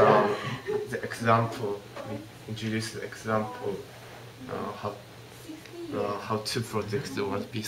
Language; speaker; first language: English; non-native, learner; Japanese